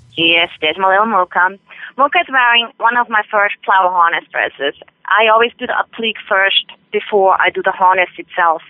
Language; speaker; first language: English; non-native, fluent; Swiss German